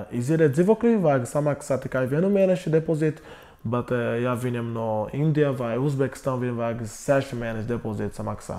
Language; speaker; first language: Latvian; non-native, learner; Portuguese